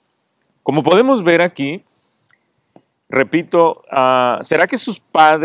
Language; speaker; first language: Spanish; native; Spanish